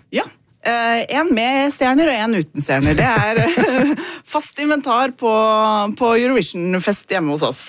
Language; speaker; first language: Norwegian; native; Norwegian